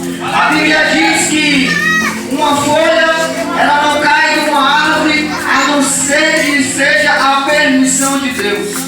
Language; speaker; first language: Portuguese; native; Portuguese